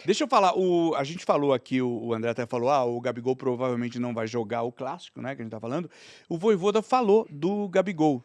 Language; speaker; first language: Portuguese; native; Portuguese